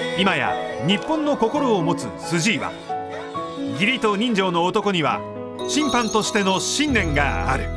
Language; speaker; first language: Japanese; native; Japanese